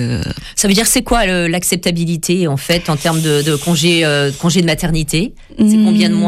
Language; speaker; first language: French; native; French